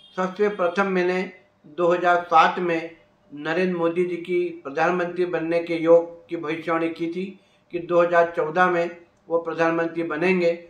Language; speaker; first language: Hindi; native; Hindi